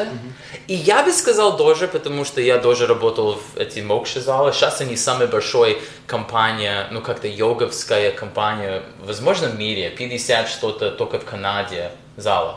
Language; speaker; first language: Russian; non-native, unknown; English